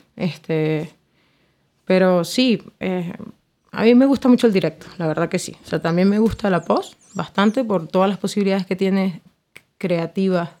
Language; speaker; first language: Spanish; native; Spanish